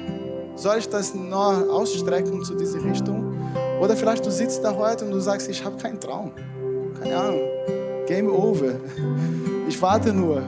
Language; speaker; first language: German; non-native, fluent; Portuguese